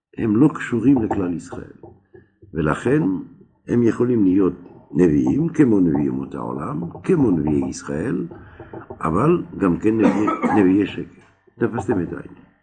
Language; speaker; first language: Hebrew; non-native, fluent; French